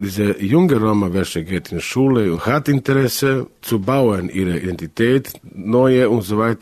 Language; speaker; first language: German; non-native, learner; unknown